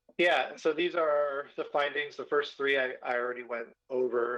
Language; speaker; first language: English; native; English